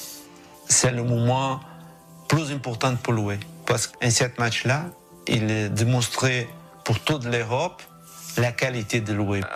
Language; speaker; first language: French; non-native, learner; Portuguese